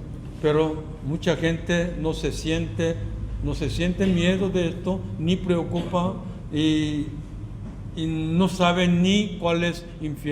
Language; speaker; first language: Spanish; non-native, fluent; Korean